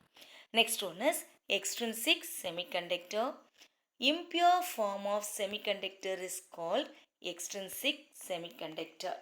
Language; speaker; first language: English; non-native, local second language; Tamil